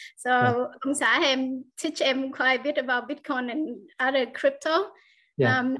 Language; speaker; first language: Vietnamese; early bilingual, heritage; Vietnamese